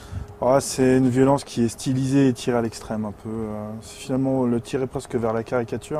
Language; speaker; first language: French; native; French